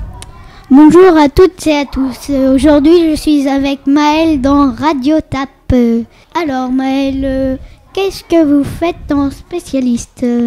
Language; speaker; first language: French; native; French